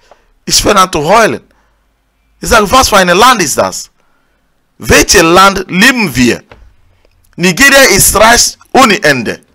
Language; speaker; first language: German; non-native, learner; Igbo